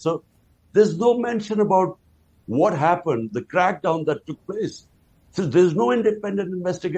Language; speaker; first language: English; non-native, local second language; Urdu